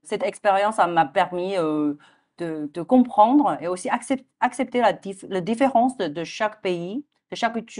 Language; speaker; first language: French; non-native, fluent; Chinese